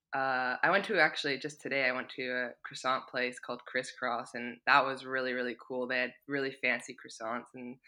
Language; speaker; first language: English; native; English